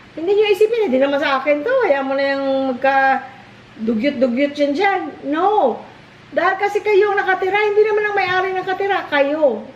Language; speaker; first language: Filipino; non-native, local second language; Cebuano